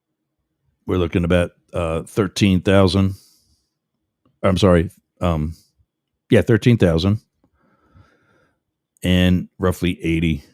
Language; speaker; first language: English; native; English